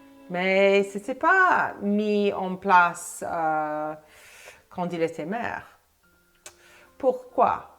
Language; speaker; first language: French; non-native, fluent; English